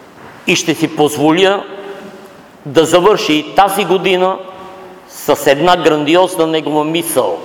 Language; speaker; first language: Bulgarian; native; Bulgarian